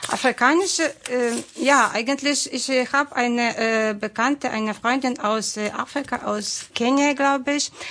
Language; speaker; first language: German; non-native, fluent; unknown